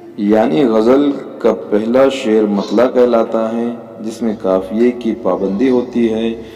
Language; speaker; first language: Urdu; native; Urdu